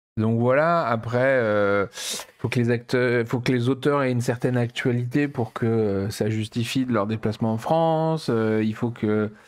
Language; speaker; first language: French; native; French